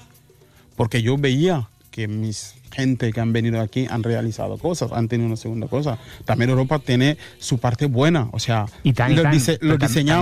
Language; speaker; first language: Spanish; non-native, fluent; Mandingo